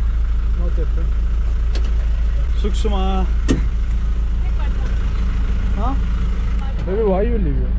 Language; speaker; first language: English; non-native, learner; Turkish